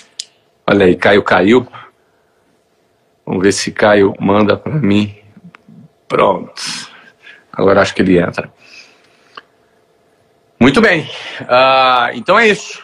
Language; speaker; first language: Portuguese; native; Portuguese